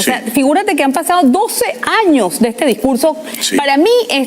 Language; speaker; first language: Spanish; native; Spanish